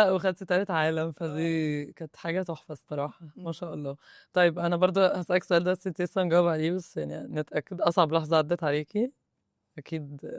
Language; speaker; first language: Arabic; native; Arabic